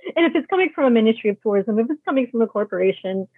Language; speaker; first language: English; native; English